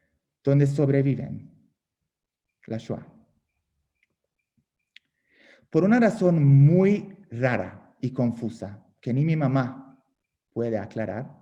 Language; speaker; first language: Spanish; non-native, fluent; Hungarian